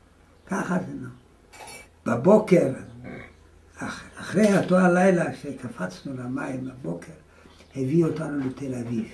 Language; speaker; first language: Hebrew; non-native, fluent; German